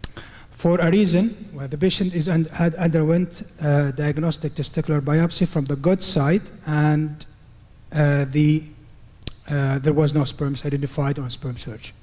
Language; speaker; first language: English; non-native, fluent; Arabic